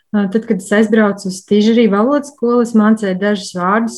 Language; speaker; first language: Latvian; native; Latvian